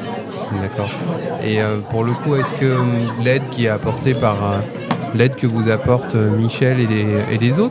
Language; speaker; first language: French; native; French